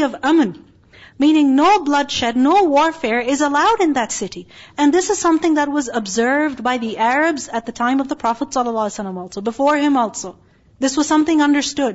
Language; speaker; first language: English; non-native, local second language; Urdu